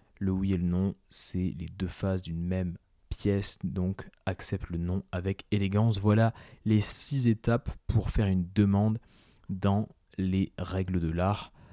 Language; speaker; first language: French; native; French